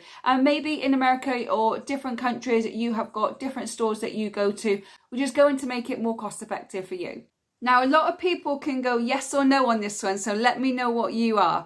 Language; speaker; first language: English; native; English